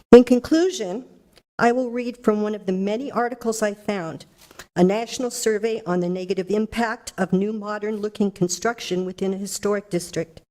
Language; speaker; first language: English; native; English